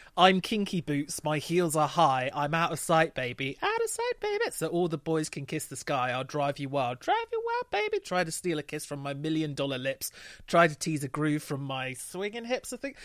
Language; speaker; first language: English; native; English